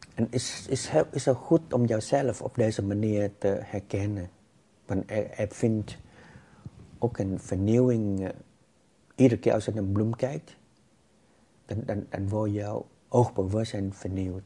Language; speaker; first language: Dutch; non-native, fluent; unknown